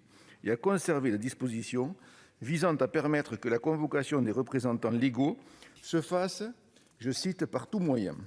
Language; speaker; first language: French; native; French